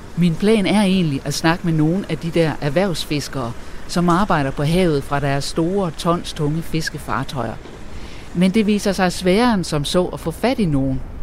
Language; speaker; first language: Danish; native; Danish